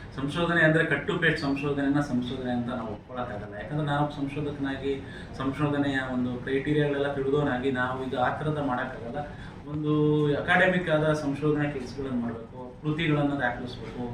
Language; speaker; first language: Kannada; non-native, local second language; Lambadi